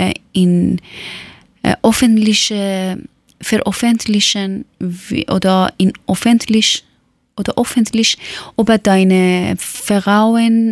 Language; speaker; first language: German; non-native, learner; Persian